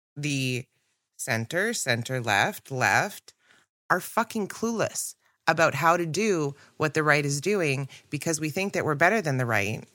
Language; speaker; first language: English; native; English